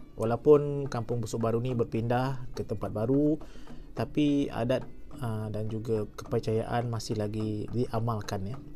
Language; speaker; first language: Malay; non-native, local second language; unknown